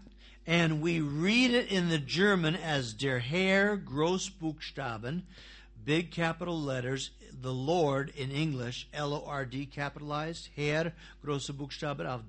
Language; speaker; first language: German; non-native, fluent; English